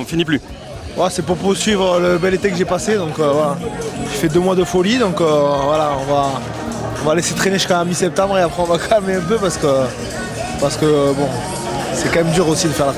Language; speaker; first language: French; native; French